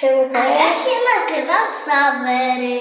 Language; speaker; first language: Polish; early bilingual, heritage; Polish